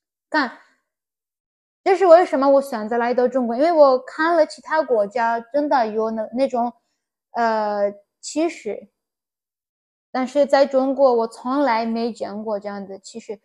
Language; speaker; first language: Chinese; non-native, fluent; Persian